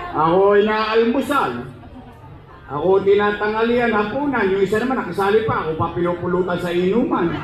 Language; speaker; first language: Filipino; native; Filipino